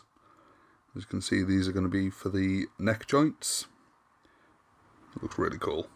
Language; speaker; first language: English; native; English